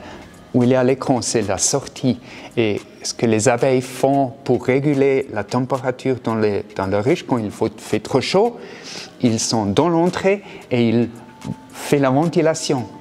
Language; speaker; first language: French; non-native, fluent; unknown